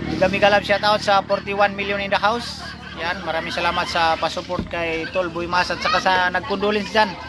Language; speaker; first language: Filipino; non-native, local second language; Cebuano